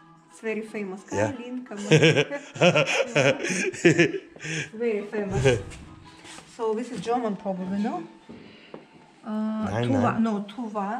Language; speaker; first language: English; non-native, fluent; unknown